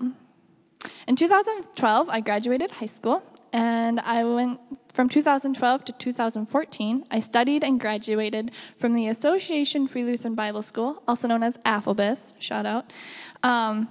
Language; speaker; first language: English; native; English